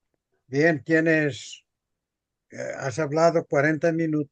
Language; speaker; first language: Spanish; non-native, fluent; Portuguese